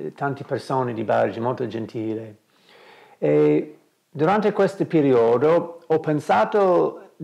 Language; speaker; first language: Italian; non-native, learner; English